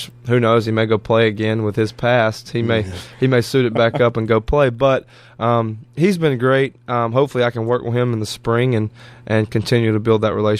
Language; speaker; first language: English; native; English